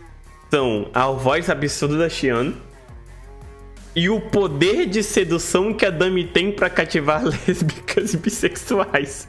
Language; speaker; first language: Portuguese; native; Portuguese